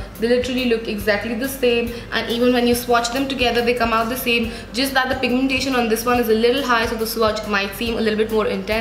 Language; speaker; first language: English; non-native, local second language; Hindi